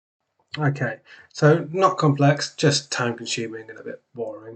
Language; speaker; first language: English; native; English